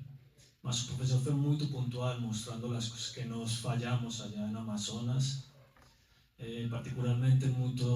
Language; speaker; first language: Portuguese; non-native, learner; Spanish